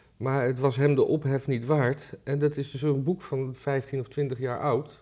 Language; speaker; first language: Dutch; native; Dutch